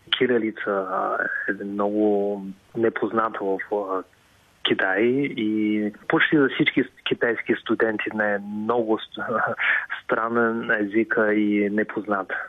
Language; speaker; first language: Bulgarian; non-native, fluent; Chinese